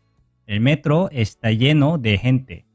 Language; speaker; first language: Spanish; non-native, fluent; Korean